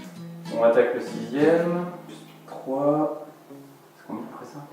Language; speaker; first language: French; native; French